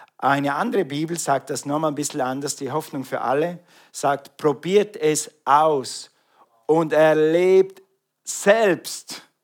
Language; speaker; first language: German; native; German